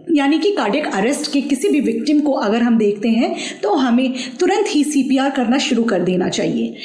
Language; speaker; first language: Hindi; native; Hindi